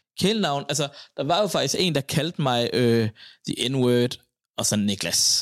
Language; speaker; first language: Danish; native; Danish